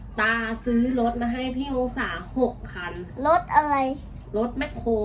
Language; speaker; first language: Thai; native; Thai